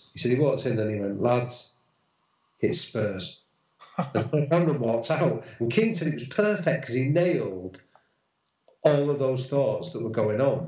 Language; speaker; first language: English; native; English